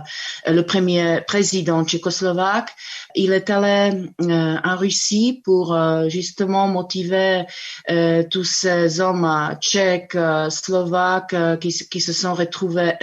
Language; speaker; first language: French; non-native, fluent; Czech